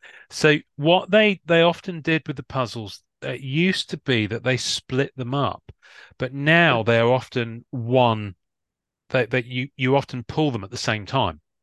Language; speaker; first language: English; native; English